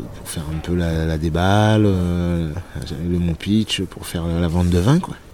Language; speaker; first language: French; native; French